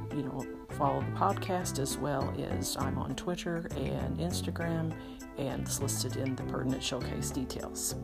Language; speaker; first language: English; native; English